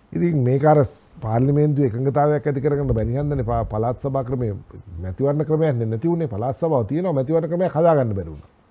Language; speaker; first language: Sinhala; native; Sinhala